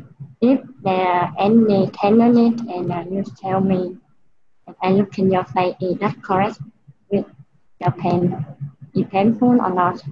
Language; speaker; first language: English; non-native, learner; Vietnamese